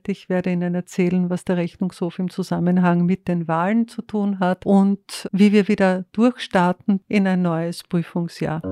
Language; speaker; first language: German; native; German